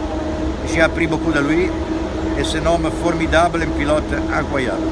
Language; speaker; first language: French; non-native, fluent; Italian